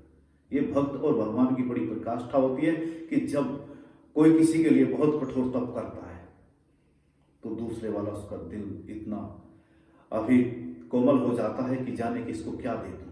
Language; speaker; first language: Hindi; native; Hindi